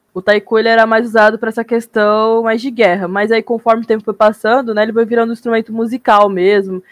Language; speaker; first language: Portuguese; early bilingual, heritage; Japanese